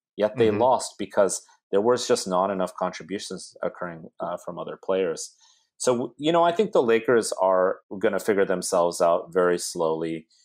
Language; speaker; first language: English; native; English